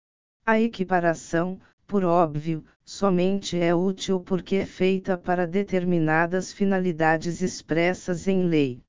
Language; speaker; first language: Portuguese; native; Portuguese